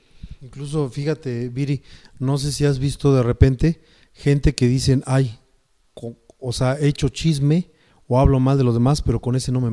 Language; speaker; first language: Spanish; native; Spanish